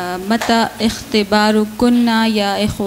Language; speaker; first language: Arabic; non-native, learner; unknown